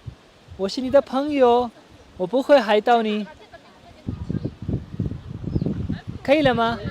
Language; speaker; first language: Chinese; non-native, fluent; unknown